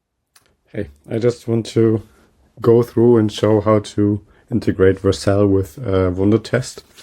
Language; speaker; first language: English; non-native, fluent; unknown